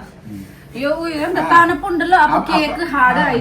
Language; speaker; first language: Malayalam; non-native, learner; Nepali